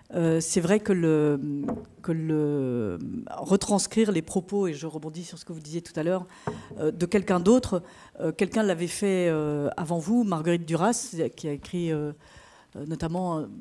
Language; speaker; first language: French; native; French